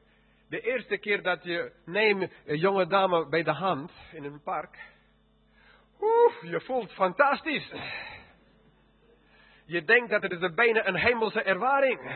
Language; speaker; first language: Dutch; non-native, fluent; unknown